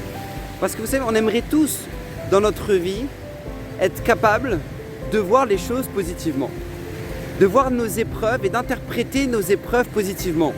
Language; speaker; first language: French; native; French